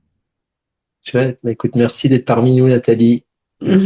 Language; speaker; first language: French; native; French